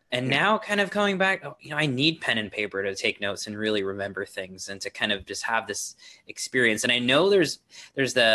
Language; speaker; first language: English; native; English